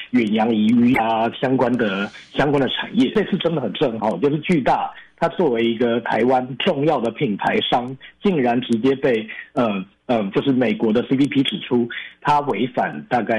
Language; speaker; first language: Chinese; native; Chinese